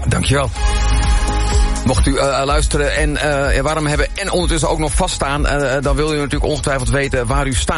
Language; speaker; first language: Dutch; native; Dutch